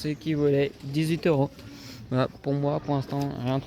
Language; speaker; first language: French; native; French